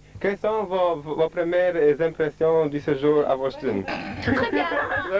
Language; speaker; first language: French; non-native, learner; Polish